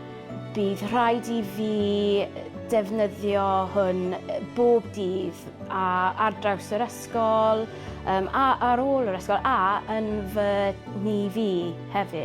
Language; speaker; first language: Welsh; non-native, local second language; English